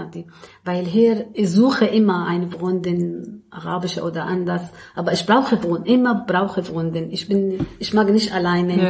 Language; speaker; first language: German; non-native, learner; Arabic